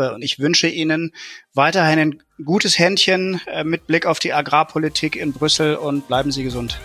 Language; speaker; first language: German; native; German